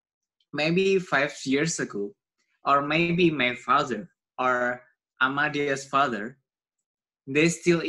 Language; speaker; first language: English; non-native, learner; Indonesian